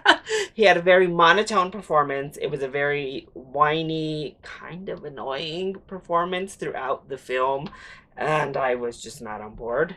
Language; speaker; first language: English; native; English